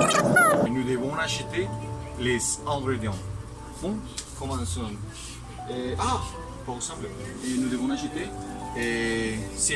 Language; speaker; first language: French; non-native, learner; Spanish